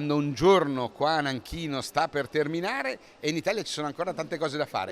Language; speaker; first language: Italian; native; Italian